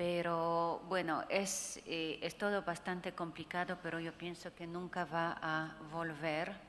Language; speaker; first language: Spanish; non-native, fluent; Polish